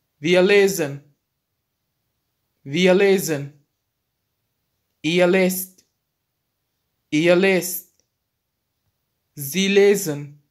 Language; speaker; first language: German; non-native, fluent; Turkish